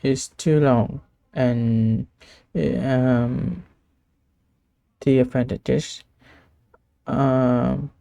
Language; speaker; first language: English; non-native, learner; Vietnamese